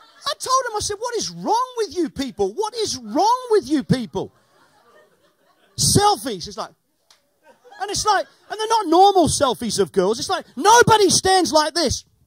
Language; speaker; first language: English; native; English